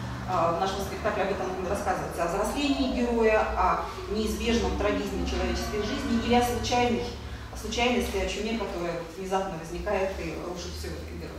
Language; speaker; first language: Russian; native; Russian